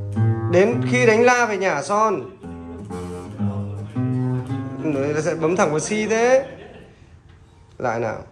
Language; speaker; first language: Vietnamese; native; Vietnamese